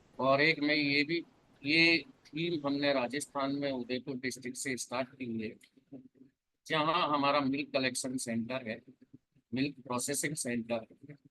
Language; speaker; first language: Hindi; native; Hindi